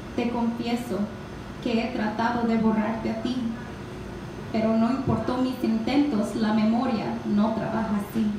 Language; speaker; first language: Spanish; early bilingual, other home language; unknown